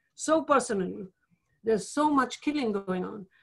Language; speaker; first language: English; non-native, local second language; Bangla